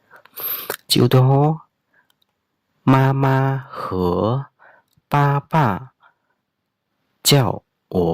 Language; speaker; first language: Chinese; non-native, fluent; Khmer